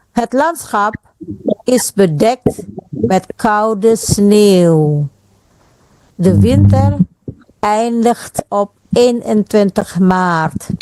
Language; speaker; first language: Dutch; non-native, fluent; Indonesian